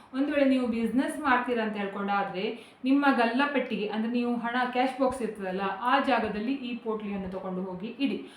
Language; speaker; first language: Kannada; non-native, local second language; Konkani